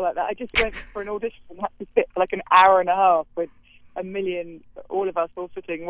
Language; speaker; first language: English; native; English